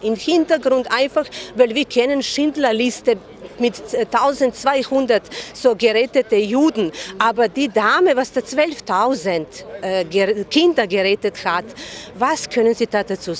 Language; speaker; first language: German; non-native, fluent; Serbian